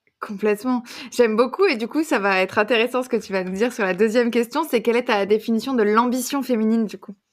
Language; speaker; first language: French; native; French